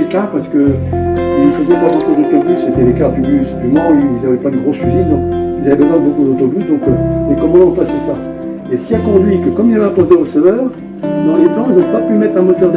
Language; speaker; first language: French; native; French